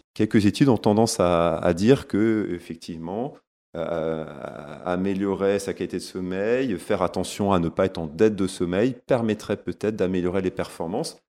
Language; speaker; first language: French; native; French